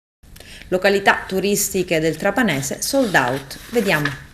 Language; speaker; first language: Italian; native; Italian